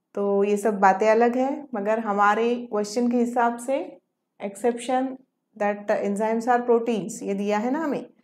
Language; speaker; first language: Hindi; non-native, local second language; Marathi